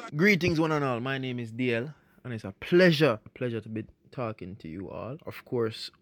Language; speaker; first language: English; non-native, local second language; Jamaican Creole English